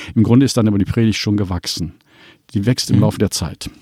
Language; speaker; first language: German; native; German